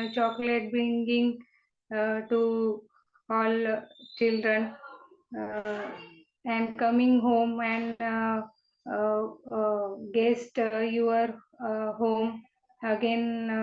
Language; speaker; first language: English; non-native, learner; Kannada